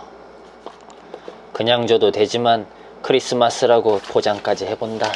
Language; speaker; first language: Korean; native; Korean